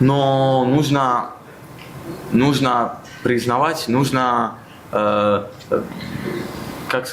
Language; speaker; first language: Russian; non-native, fluent; Italian